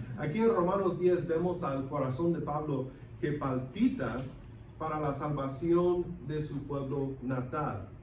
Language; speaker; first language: Spanish; non-native, local second language; English